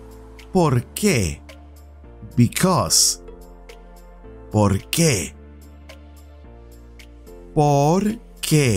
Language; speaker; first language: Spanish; non-native, fluent; English